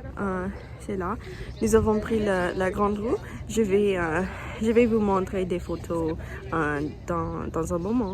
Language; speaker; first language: French; non-native, learner; English